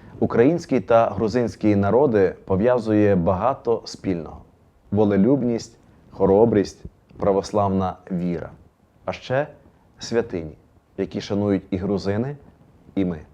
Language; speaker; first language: Ukrainian; native; Ukrainian